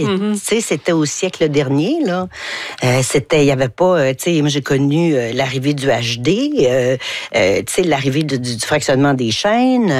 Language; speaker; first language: French; native; French